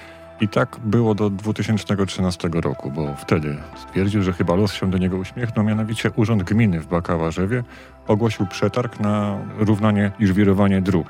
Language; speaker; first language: Polish; native; Polish